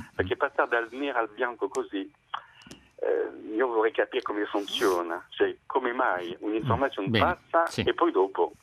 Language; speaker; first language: Italian; non-native, fluent; French